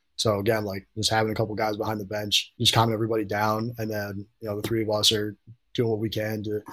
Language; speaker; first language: English; native; English